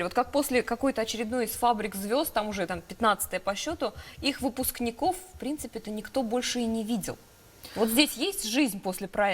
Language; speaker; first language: Russian; native; Russian